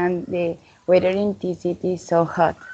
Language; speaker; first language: English; non-native, learner; Spanish